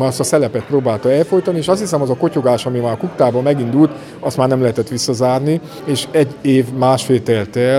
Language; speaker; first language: Hungarian; native; Hungarian